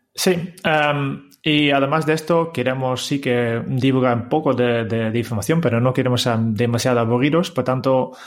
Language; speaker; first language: Spanish; non-native, fluent; Dutch